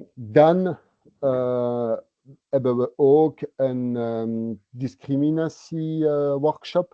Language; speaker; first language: Dutch; non-native, local second language; French